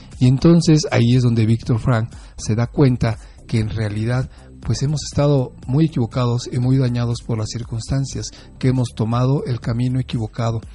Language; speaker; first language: Spanish; native; Spanish